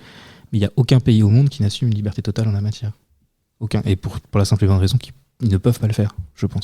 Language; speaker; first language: French; native; French